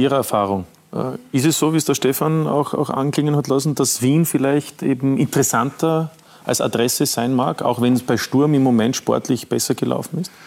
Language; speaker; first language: German; native; German